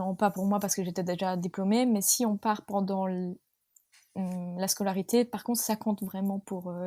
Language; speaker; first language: French; native; French